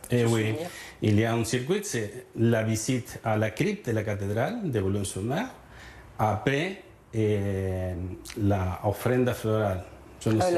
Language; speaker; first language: French; non-native, learner; Spanish